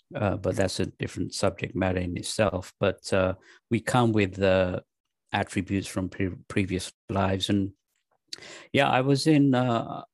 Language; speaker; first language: English; native; English